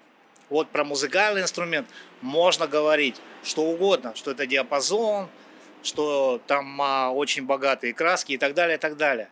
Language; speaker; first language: Russian; native; Russian